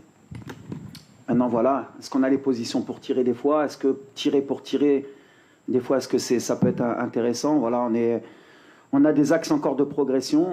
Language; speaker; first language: French; native; French